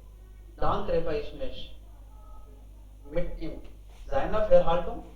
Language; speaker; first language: German; non-native, learner; Hindi